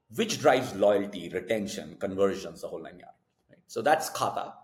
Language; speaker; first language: English; non-native, local second language; Hindi